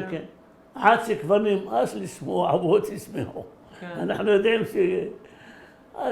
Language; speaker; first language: Hebrew; early bilingual, other home language; Arabic